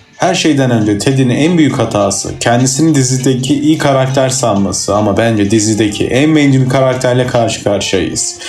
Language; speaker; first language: Turkish; native; Turkish